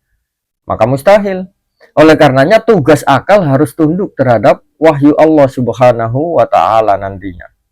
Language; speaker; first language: Indonesian; native; Indonesian